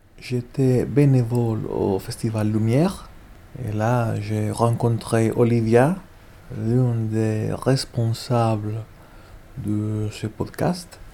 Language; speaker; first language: French; non-native, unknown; Spanish